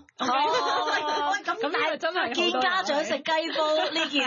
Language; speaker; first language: Cantonese; native; Cantonese